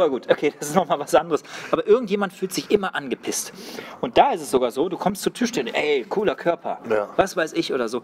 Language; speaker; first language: German; native; German